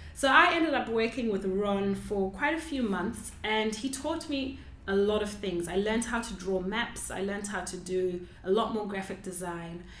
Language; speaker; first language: English; non-native, local second language; Shona